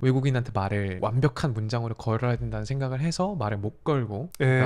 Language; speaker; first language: Korean; native; Korean